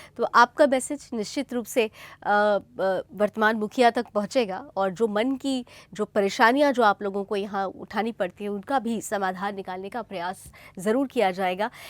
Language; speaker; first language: Hindi; native; Hindi